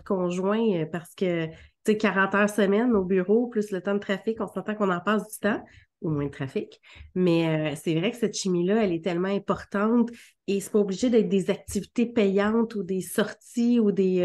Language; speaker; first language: French; native; French